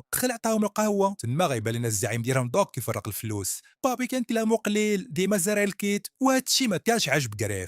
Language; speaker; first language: Arabic; native; Arabic